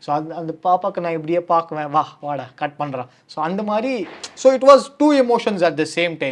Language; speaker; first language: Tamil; non-native, learner; Kashmiri